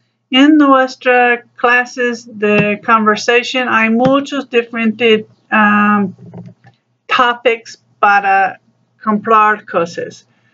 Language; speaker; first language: Spanish; non-native, learner; English